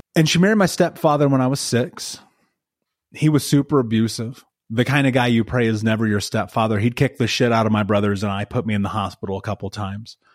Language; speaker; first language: English; native; English